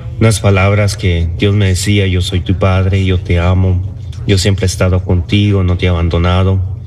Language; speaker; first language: Spanish; early bilingual, other home language; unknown